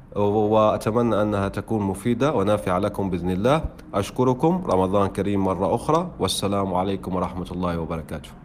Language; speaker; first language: Arabic; native; Arabic